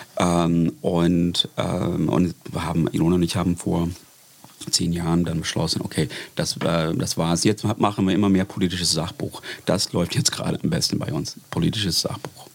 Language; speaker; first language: German; non-native, fluent; English